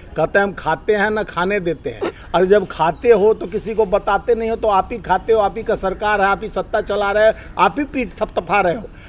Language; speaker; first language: Hindi; native; Hindi